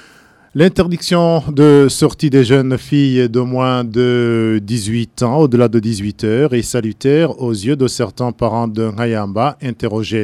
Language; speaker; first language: French; non-native, local second language; Rundi